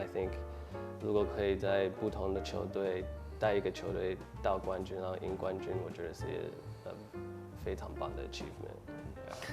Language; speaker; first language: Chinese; early bilingual, heritage; Chinese